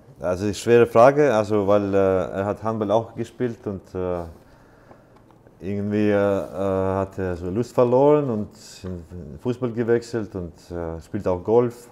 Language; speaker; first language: German; non-native, fluent; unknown